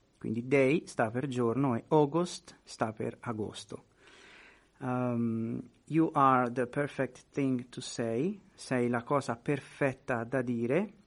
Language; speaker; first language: Italian; native; Italian